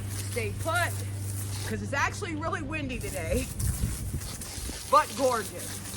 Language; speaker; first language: English; native; English